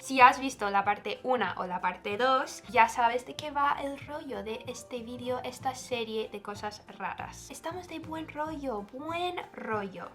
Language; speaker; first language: Spanish; non-native, fluent; English